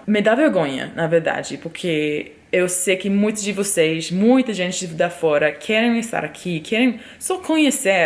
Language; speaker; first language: Portuguese; non-native, fluent; English